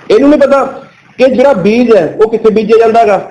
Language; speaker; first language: Hindi; non-native, local second language; Punjabi